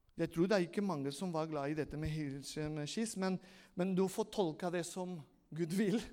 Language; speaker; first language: Norwegian; non-native, fluent; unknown